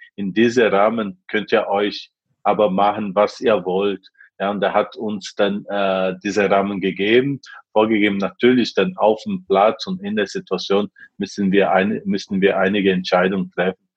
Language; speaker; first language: German; non-native, fluent; Portuguese